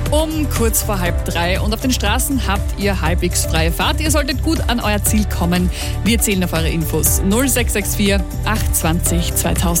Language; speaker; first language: German; native; German